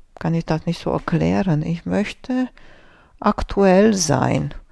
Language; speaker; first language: German; non-native, fluent; Romanian